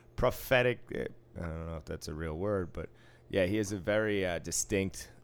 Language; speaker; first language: English; native; English